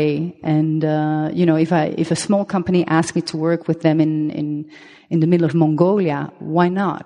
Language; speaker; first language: English; non-native, fluent; French